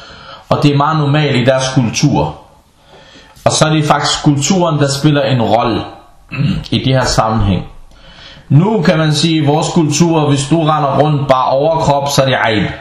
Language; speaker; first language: Danish; early bilingual, other home language; Arabic